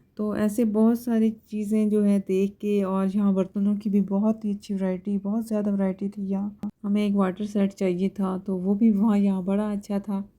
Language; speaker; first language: Urdu; native; Urdu